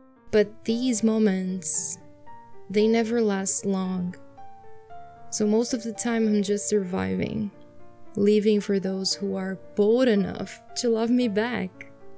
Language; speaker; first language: English; non-native, fluent; Portuguese